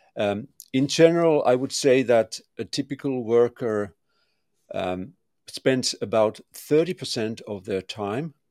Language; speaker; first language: English; non-native, fluent; Finnish